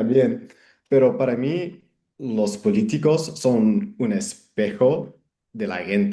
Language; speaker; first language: Spanish; non-native, fluent; English